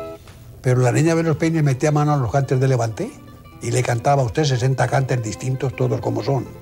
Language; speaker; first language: Spanish; native; Spanish